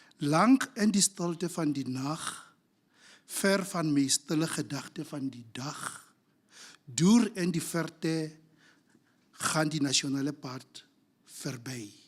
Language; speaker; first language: Afrikaans; non-native, local second language; Southern Sotho